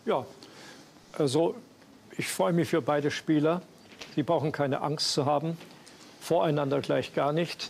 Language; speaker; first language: German; native; German